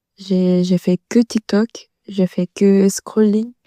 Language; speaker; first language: French; non-native, learner; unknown